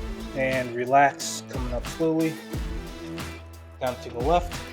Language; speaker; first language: English; native; English